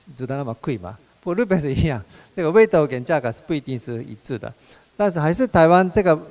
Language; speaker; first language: Chinese; non-native, fluent; Japanese